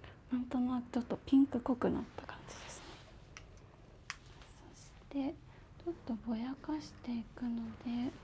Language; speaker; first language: Japanese; native; Japanese